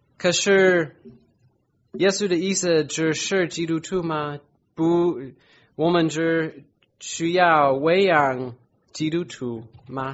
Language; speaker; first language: Chinese; non-native, fluent; English